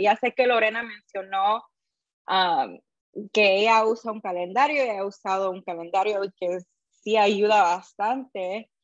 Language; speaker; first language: Spanish; early bilingual, heritage; Spanish